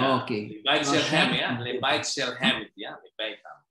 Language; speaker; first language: Hebrew; non-native, learner; Indonesian